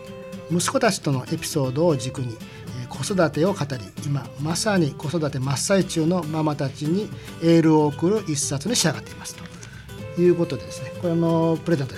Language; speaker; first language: Japanese; native; Japanese